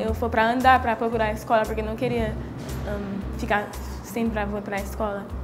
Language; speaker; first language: Portuguese; non-native, learner; Haitian Creole